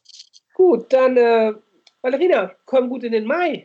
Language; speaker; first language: German; native; German